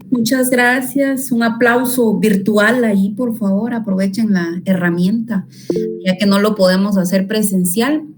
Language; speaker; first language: Spanish; native; Spanish